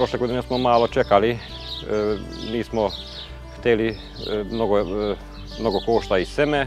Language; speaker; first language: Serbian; non-native, local second language; Hungarian